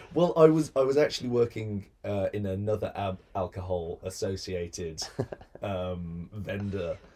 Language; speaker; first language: English; native; English